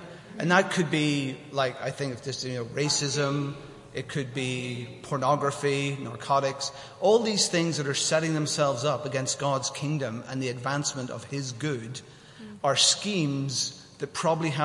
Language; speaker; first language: English; native; English